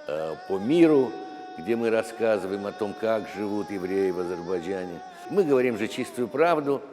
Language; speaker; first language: Russian; native; Russian